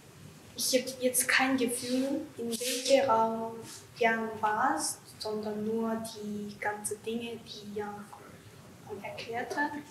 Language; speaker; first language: German; non-native, learner; Japanese